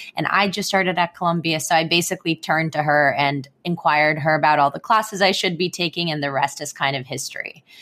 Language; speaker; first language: English; non-native, fluent; Hebrew